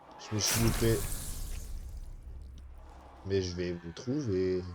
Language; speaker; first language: French; native; French